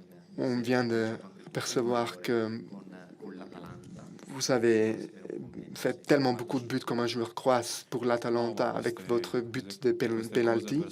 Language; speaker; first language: French; non-native, fluent; Italian